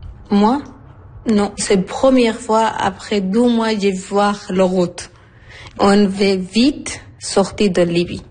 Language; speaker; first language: French; non-native, learner; Arabic